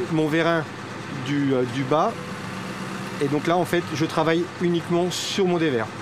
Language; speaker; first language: French; native; French